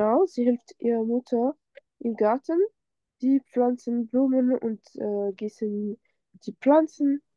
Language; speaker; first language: German; non-native, fluent; French